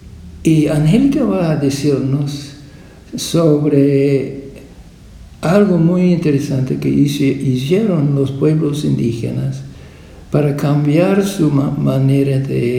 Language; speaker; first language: Spanish; non-native, fluent; English